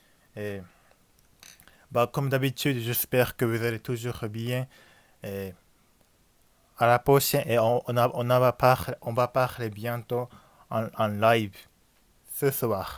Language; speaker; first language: French; non-native, learner; Japanese